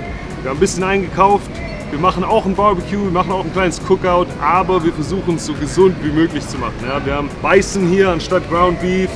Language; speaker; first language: German; native; German